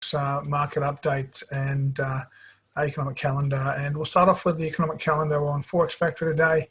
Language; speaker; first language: English; native; English